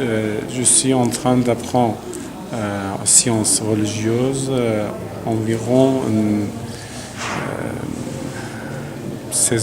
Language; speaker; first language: French; non-native, learner; Azerbaijani